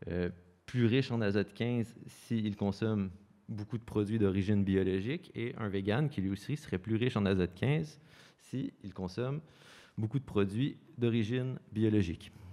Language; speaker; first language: French; native; French